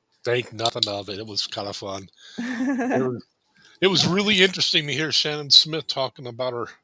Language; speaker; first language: English; native; English